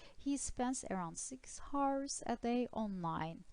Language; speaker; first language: English; non-native, fluent; Turkish